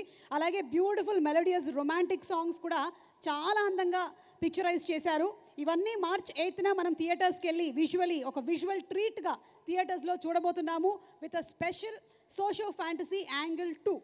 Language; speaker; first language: Telugu; native; Telugu